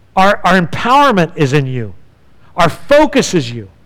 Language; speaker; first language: English; native; English